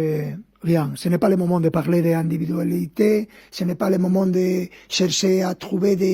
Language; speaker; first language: French; non-native, fluent; Spanish